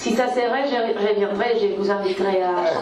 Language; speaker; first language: French; non-native, fluent; Spanish